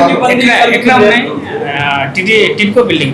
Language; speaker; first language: Telugu; non-native, fluent; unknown